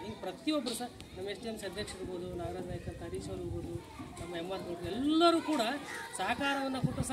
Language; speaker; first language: Kannada; native; Kannada